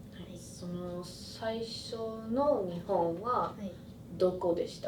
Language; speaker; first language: Japanese; non-native, learner; English